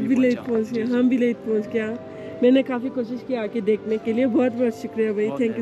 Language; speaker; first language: Hindi; non-native, fluent; Turkish